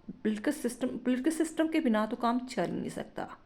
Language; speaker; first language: Hindi; native; Hindi